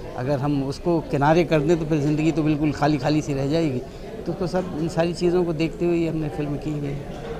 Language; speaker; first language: Hindi; native; Hindi